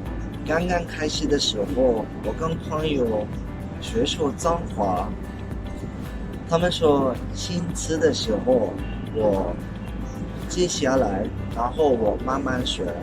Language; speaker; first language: Chinese; non-native, learner; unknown